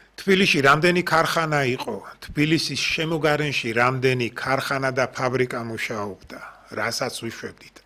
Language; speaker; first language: Georgian; native; Georgian